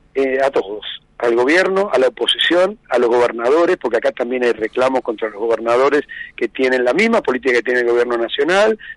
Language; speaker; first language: Spanish; native; Spanish